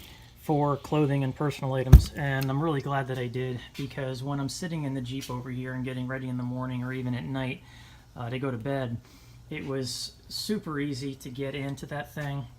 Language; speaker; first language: English; native; English